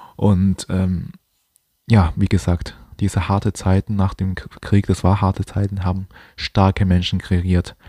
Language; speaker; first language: German; non-native, fluent; Chinese